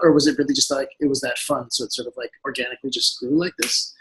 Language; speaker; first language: English; native; English